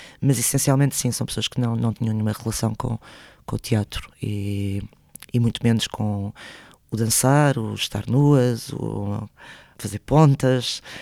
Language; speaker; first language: Portuguese; early bilingual, other home language; Spanish